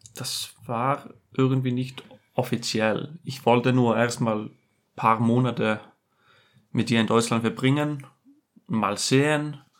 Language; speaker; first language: German; non-native, fluent; Icelandic